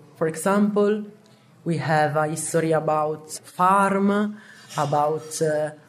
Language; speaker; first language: English; non-native, learner; Italian